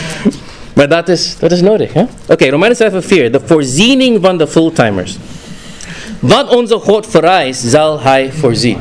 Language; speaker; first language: Dutch; non-native, fluent; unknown